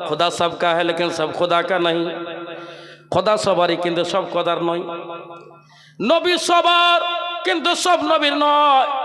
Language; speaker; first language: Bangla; non-native, local second language; Urdu